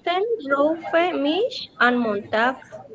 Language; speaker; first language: German; non-native, learner; Spanish